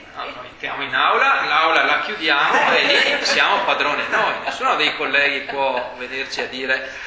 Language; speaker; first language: Italian; native; Italian